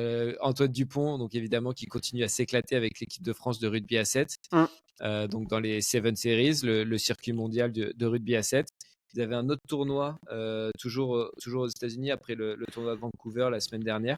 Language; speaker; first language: French; native; French